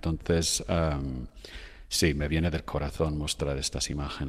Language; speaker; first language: Spanish; non-native, fluent; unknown